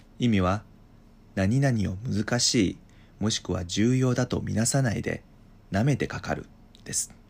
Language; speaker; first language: Japanese; non-native, fluent; Chinese